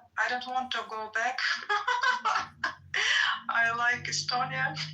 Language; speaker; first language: English; non-native, learner; Russian